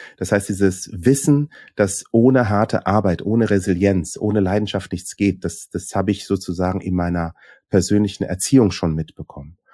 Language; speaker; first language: German; early bilingual, other home language; Swahili